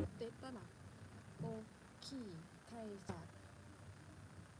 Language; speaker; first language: Japanese; non-native, learner; Thai